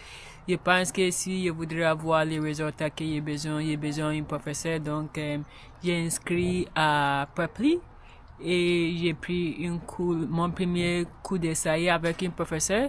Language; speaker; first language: French; non-native, learner; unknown